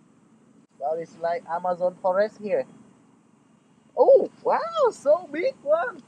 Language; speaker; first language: English; non-native, fluent; Vietnamese